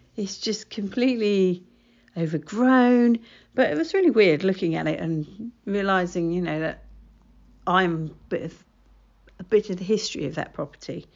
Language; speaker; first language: English; native; English